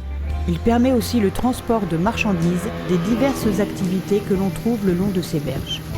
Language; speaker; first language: French; native; French